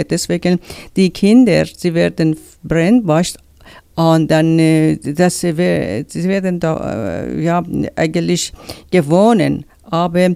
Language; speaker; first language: German; non-native, learner; Persian